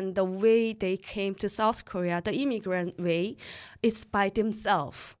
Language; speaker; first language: English; early bilingual, other home language; Korean